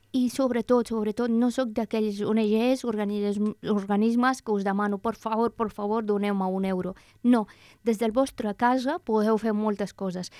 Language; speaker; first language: Catalan; non-native, fluent; Persian